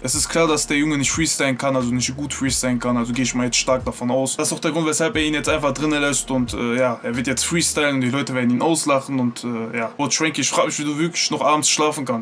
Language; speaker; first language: German; native; German